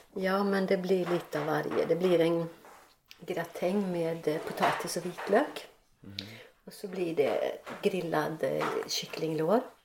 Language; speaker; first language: Swedish; early bilingual, other home language; Norwegian